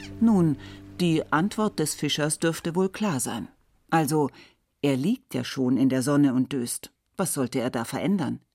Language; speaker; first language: German; native; German